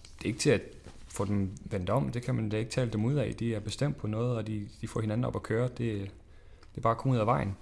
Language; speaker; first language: Danish; non-native, fluent; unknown